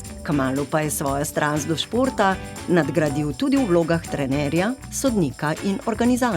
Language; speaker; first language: Slovenian; native; Slovenian